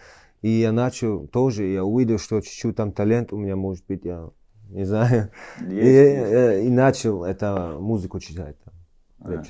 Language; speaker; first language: Russian; early bilingual, heritage; Chechen